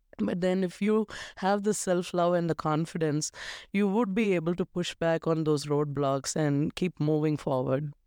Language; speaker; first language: English; non-native, local second language; Malayalam